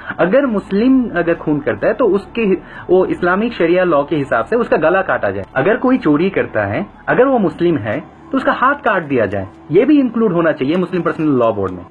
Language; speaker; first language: Hindi; non-native, fluent; Bangla